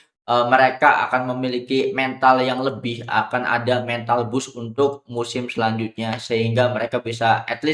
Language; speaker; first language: Indonesian; native; Indonesian